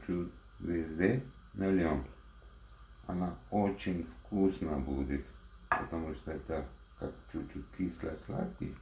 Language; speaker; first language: Russian; non-native, learner; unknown